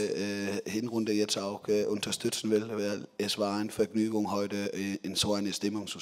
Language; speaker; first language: German; non-native, fluent; Danish